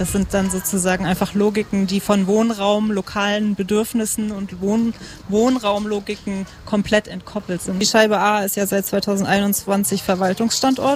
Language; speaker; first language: German; native; German